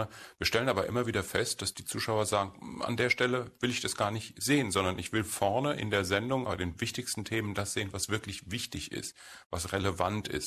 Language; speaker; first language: German; native; German